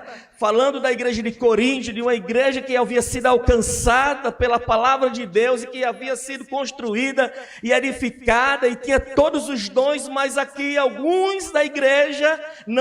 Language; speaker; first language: Portuguese; native; Portuguese